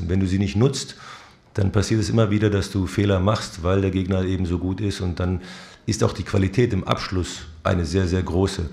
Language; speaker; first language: German; native; German